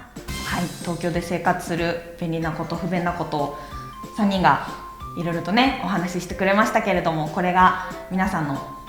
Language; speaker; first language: Japanese; native; Japanese